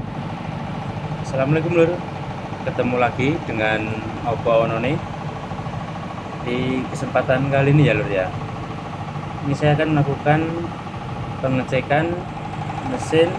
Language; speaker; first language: Indonesian; non-native, local second language; Javanese